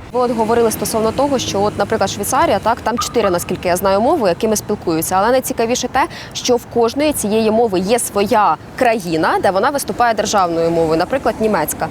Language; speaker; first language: Ukrainian; native; Ukrainian